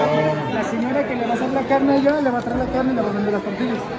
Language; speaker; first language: Spanish; native; Spanish